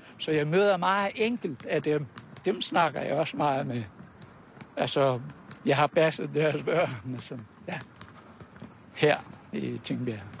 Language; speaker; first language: Danish; non-native, fluent; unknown